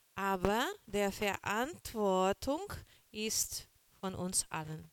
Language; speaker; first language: German; non-native, fluent; Portuguese